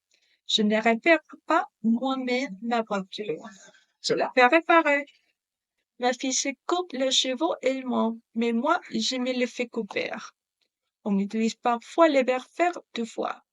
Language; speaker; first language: French; non-native, learner; Spanish